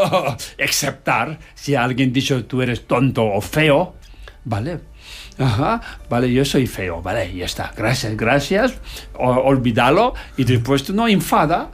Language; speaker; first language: Spanish; non-native, learner; Tibetan